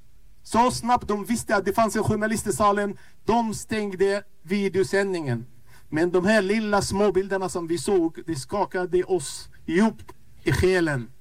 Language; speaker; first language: Swedish; non-native, fluent; Arabic